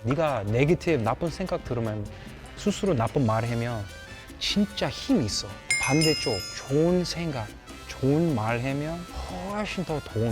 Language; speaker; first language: Korean; non-native, fluent; English